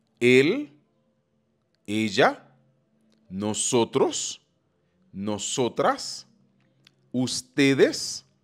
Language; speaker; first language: Spanish; non-native, fluent; Haitian Creole